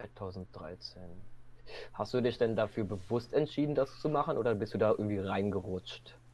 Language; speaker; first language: German; native; German